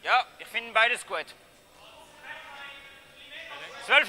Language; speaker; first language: German; non-native, fluent; French